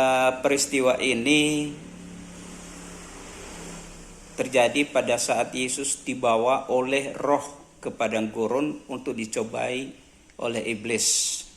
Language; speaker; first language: Indonesian; native; Indonesian